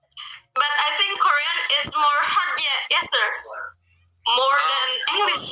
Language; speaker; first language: English; non-native, learner; Indonesian